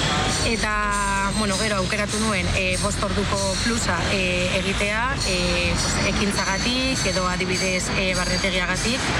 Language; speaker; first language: Basque; non-native, local second language; Spanish